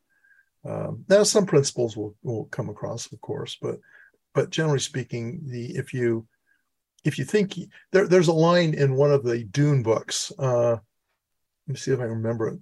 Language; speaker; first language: English; native; English